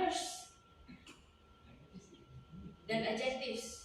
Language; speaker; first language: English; non-native, fluent; Indonesian